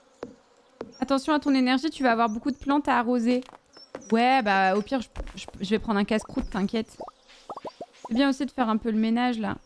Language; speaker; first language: French; native; French